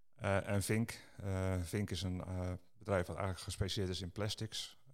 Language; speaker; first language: Dutch; native; Dutch